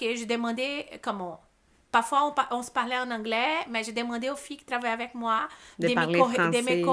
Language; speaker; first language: French; non-native, learner; Portuguese